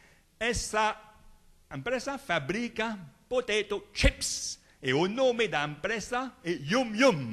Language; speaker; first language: Portuguese; non-native, fluent; French